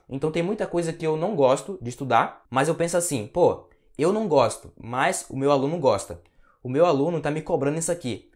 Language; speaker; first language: Portuguese; native; Portuguese